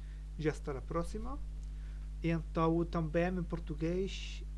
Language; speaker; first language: Spanish; non-native, learner; German